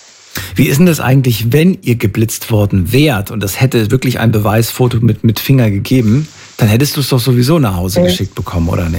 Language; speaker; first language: German; native; German